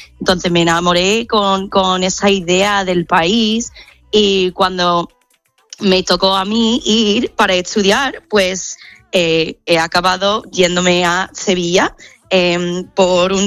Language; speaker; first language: Spanish; non-native, fluent; English